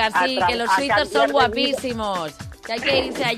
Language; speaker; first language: Spanish; native; Spanish